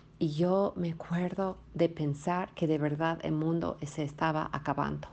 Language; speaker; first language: Spanish; non-native, fluent; English